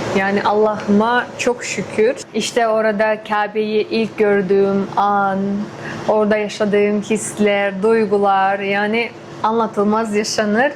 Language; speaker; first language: Turkish; non-native, fluent; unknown